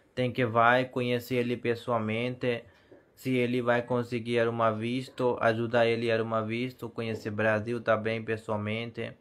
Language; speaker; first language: Portuguese; non-native, learner; Hindi